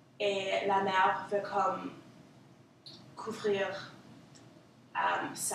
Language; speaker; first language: French; non-native, local second language; English